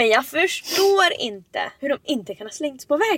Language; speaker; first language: Swedish; native; Swedish